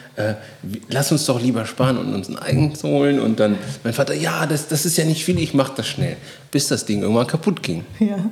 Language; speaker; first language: German; native; German